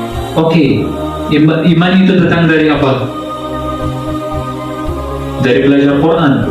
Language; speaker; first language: Indonesian; non-native, fluent; Arabic